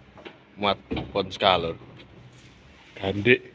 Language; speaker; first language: Indonesian; non-native, local second language; Javanese